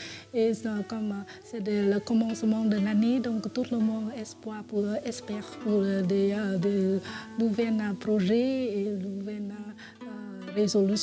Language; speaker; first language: French; non-native, fluent; Vietnamese